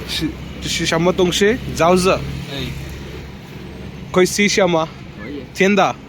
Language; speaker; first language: Chinese; non-native, learner; Bangla